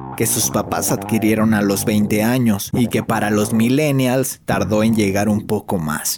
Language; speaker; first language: Spanish; native; Spanish